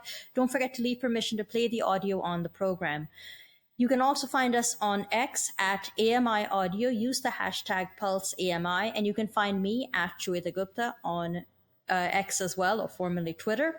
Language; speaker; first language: English; native; English